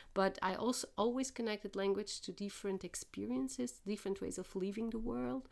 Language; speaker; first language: English; non-native, fluent; Portuguese